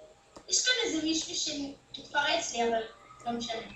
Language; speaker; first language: Hebrew; native; Hebrew